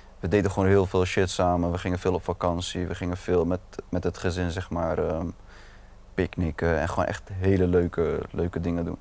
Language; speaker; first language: Dutch; early bilingual, other home language; Arabic